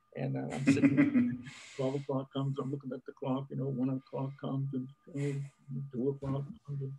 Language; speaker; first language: English; native; English